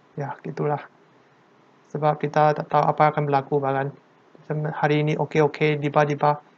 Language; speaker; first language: Malay; non-native, local second language; Chinese